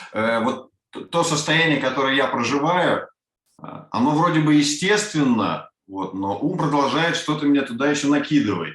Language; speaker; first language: Russian; native; Russian